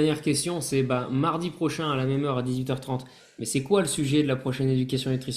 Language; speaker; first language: French; native; French